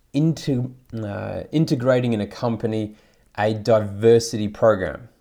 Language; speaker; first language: English; native; English